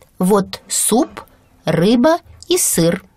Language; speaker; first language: Russian; non-native, fluent; Japanese